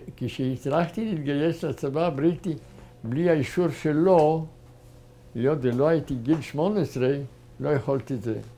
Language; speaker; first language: Hebrew; non-native, fluent; German